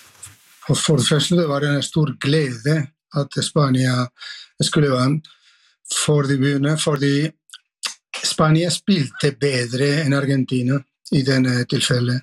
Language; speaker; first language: Norwegian; non-native, fluent; Spanish